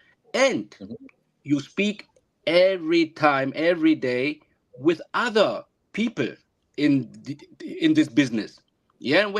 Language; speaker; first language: English; non-native, learner; German